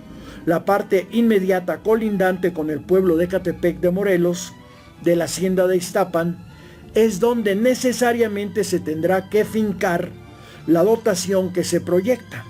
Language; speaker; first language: Spanish; native; Spanish